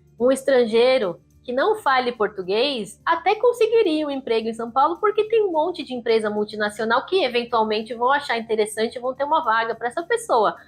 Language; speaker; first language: Portuguese; native; Portuguese